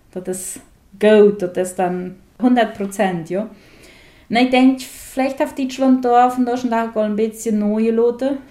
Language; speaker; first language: German; non-native, fluent; Plautdietsch